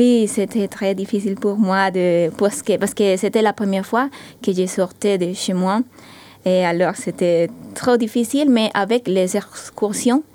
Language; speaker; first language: French; non-native, fluent; Spanish